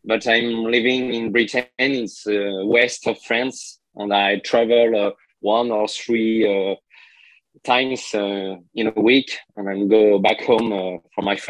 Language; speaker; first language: English; non-native, learner; French